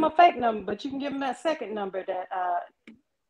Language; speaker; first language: English; native; English